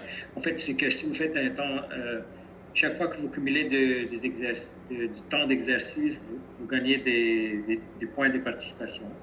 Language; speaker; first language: French; native; French